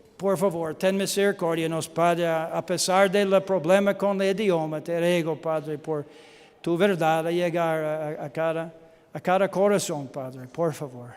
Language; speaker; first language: Spanish; non-native, learner; English